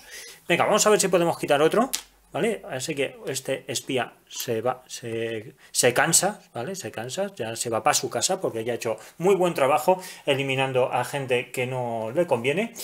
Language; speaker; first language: Spanish; native; Spanish